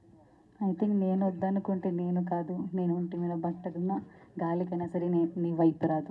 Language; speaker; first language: Telugu; non-native, local second language; Malayalam